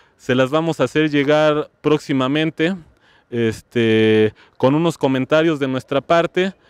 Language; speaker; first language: Spanish; native; Spanish